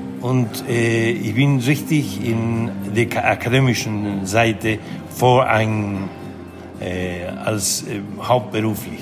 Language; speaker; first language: German; non-native, fluent; Spanish